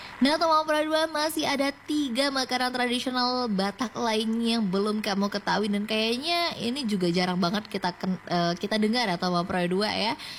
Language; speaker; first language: Indonesian; native; Indonesian